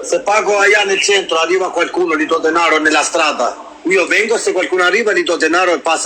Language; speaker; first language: Italian; non-native, learner; Albanian